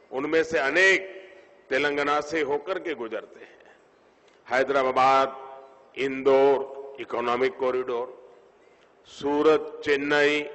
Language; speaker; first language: Hindi; non-native, local second language; Gujarati